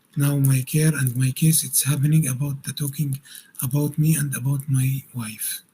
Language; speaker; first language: English; non-native, learner; Arabic